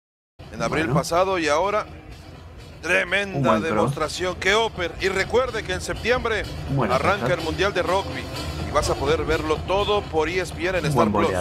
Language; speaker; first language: Spanish; native; Spanish